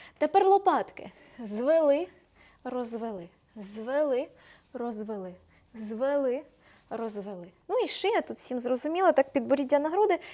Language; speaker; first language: Ukrainian; non-native, local second language; Russian